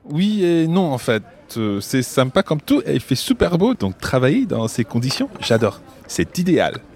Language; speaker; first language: French; non-native, fluent; English